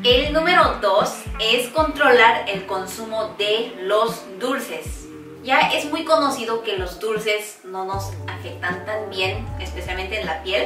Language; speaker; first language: Spanish; non-native, fluent; Korean